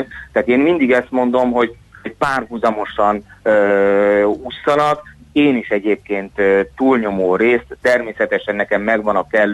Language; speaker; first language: Hungarian; native; Hungarian